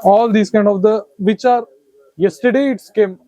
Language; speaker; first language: English; non-native, local second language; Tamil